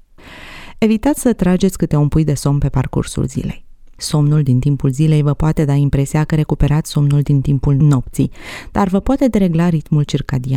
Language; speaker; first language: Romanian; native; Romanian